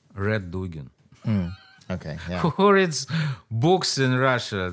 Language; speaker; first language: English; non-native, fluent; Russian